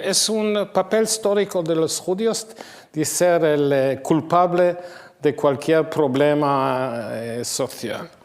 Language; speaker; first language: Spanish; non-native, fluent; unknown